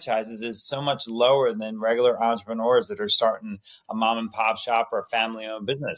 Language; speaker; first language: English; native; English